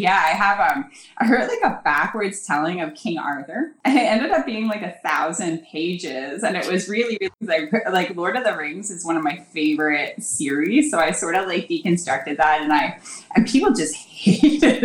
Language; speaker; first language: English; native; English